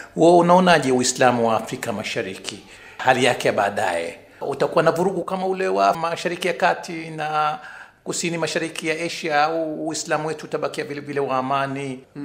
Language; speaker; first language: Swahili; native; Swahili